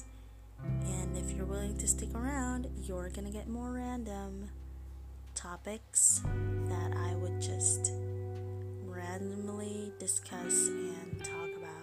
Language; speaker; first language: English; non-native, local second language; Filipino